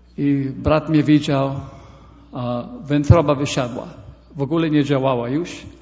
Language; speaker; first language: Polish; early bilingual, heritage; Polish